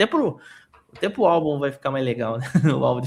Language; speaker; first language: Portuguese; native; Portuguese